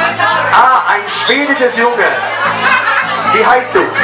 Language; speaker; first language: German; non-native, learner; Swedish